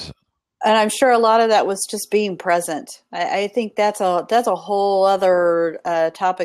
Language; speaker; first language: English; native; English